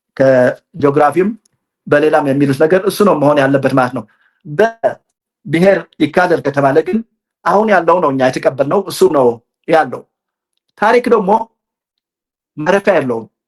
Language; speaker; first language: Amharic; non-native, local second language; Tigrinya